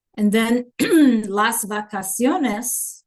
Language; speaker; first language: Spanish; non-native, fluent; English